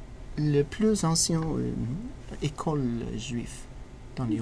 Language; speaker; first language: French; non-native, learner; English